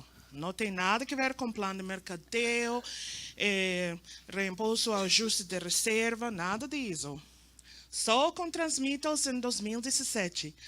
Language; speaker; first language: Portuguese; non-native, learner; Spanish